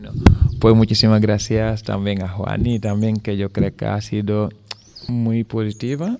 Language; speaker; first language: Spanish; non-native, fluent; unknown